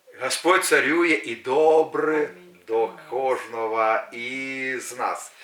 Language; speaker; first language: Ukrainian; non-native, local second language; Russian